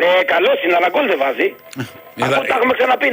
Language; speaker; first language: Greek; native; Greek